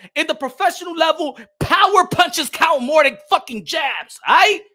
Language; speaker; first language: English; native; English